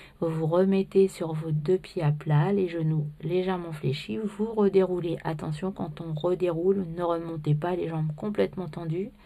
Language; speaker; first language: French; native; French